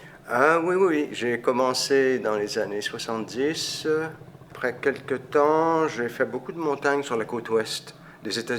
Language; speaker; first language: French; non-native, fluent; English